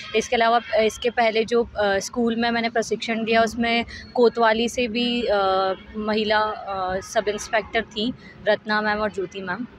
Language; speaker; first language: Hindi; native; Hindi